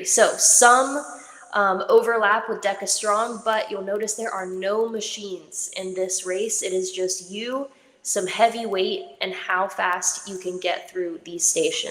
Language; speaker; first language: English; native; English